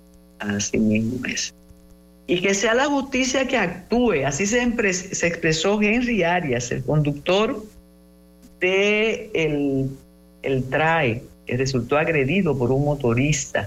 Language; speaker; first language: Spanish; native; Spanish